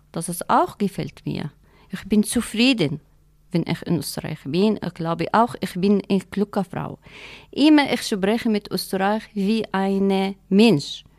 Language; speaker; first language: German; non-native, learner; Kurdish